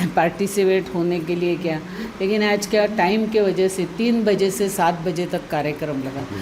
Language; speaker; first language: Hindi; non-native, local second language; Marathi